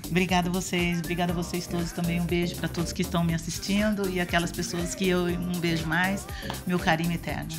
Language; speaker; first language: Portuguese; native; Portuguese